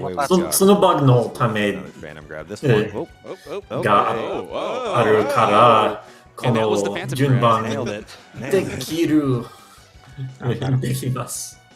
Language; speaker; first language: Japanese; non-native, learner; English